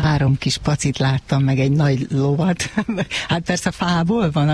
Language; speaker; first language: Hungarian; native; Hungarian